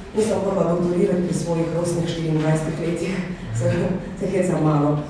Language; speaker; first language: Slovenian; non-native, fluent; Russian